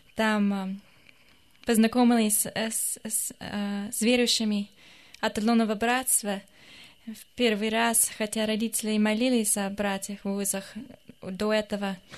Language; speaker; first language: Russian; non-native, fluent; English